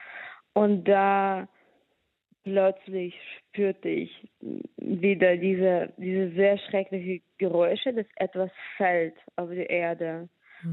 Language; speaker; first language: German; non-native, fluent; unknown